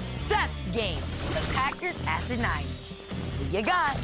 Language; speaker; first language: English; native; English